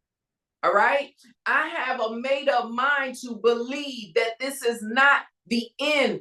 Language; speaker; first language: English; native; English